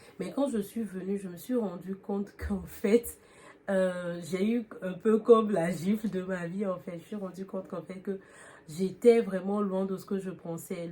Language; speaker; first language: French; native; French